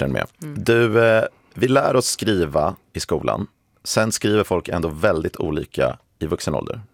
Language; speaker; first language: Swedish; native; Swedish